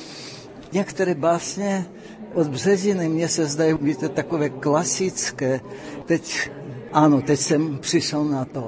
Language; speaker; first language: Czech; non-native, fluent; Russian